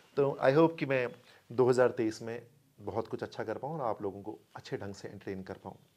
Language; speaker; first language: Hindi; native; Hindi